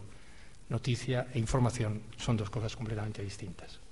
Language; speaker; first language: Spanish; native; Spanish